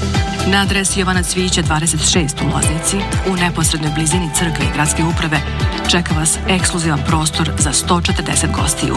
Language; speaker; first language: Serbian; native; Serbian